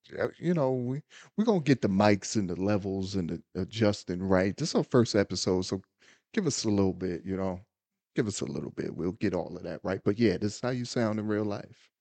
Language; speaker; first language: English; native; English